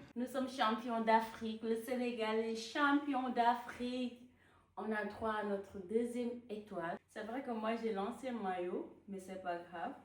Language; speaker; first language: French; non-native, local second language; Wolof